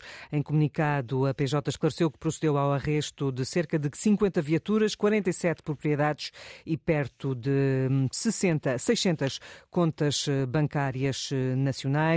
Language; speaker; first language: Portuguese; native; Portuguese